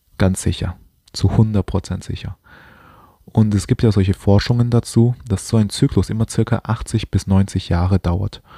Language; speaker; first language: German; non-native, fluent; Chinese